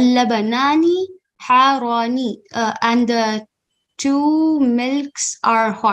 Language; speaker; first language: English; non-native, learner; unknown